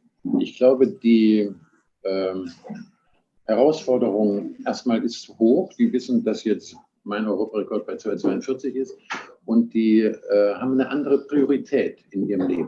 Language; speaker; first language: German; native; German